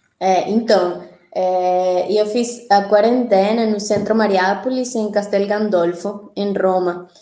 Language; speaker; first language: Portuguese; non-native, fluent; Spanish